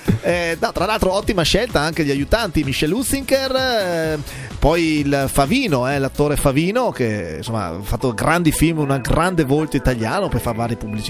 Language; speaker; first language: Italian; native; Italian